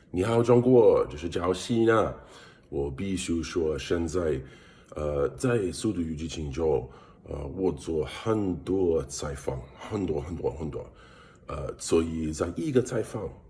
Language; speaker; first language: Chinese; non-native, learner; English